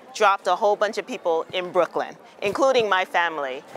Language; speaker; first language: English; native; English